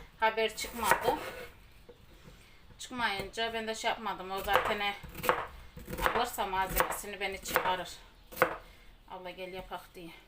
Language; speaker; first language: Turkish; native; Turkish